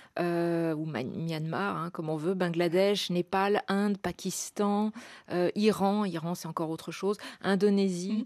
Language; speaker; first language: French; native; French